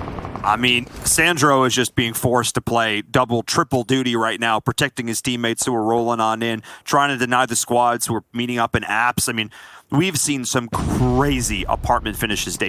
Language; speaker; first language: English; native; English